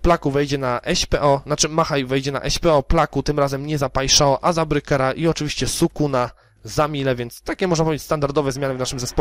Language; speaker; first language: Polish; native; Polish